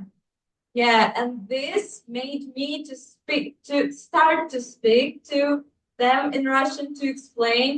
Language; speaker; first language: English; non-native, fluent; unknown